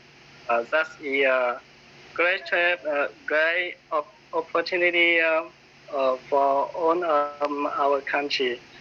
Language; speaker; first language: English; non-native, learner; Vietnamese